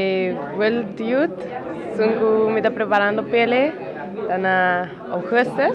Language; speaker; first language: Portuguese; non-native, learner; Papiamento